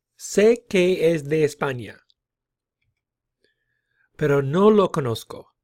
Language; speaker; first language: Spanish; non-native, fluent; English